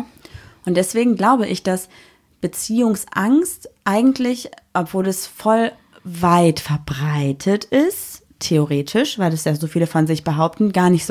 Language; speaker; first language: German; native; German